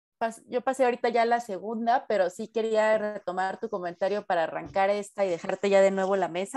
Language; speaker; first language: Spanish; native; Spanish